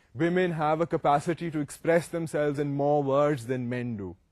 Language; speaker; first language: English; non-native, local second language; Urdu